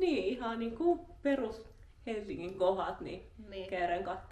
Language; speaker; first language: Finnish; non-native, learner; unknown